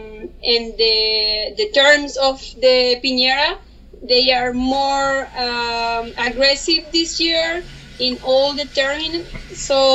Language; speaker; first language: English; non-native, learner; Spanish